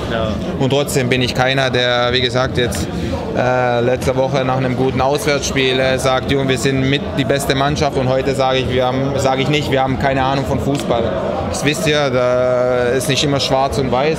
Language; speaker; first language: German; native; German